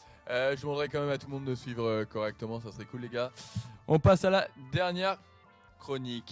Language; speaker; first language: French; native; French